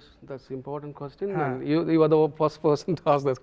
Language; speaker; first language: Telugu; non-native, learner; Tamil